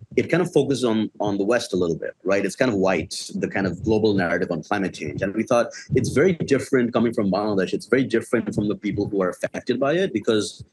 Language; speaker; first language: English; non-native, local second language; Bangla